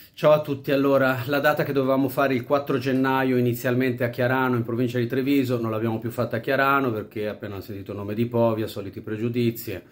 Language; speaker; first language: Italian; native; Italian